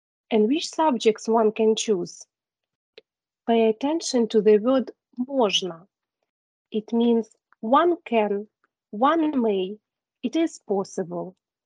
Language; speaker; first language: English; non-native, fluent; Ukrainian